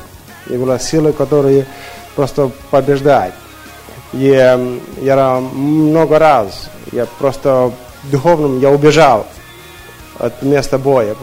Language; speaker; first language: Russian; early bilingual, heritage; Russian